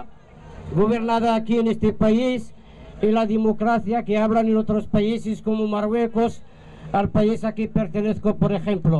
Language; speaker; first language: Spanish; non-native, fluent; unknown